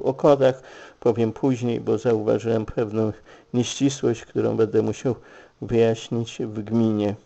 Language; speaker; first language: Polish; native; Polish